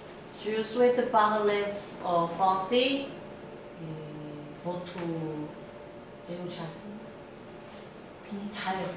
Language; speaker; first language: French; non-native, learner; Korean